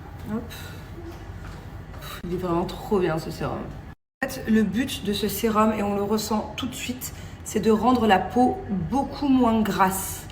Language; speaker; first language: French; native; French